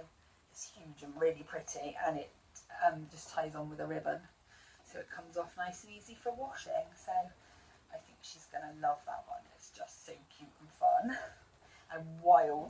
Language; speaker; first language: English; native; English